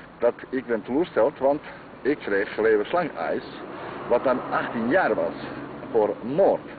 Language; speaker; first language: Dutch; non-native, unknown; Croatian